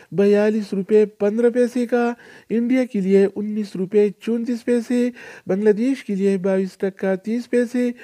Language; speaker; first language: Urdu; non-native, local second language; Pashto